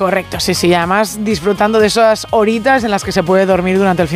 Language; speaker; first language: Spanish; native; Spanish